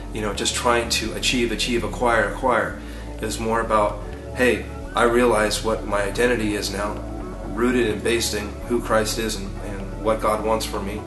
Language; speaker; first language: English; native; English